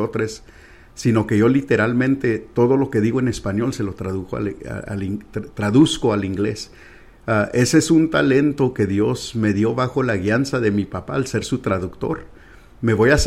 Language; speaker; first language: Spanish; early bilingual, heritage; Spanish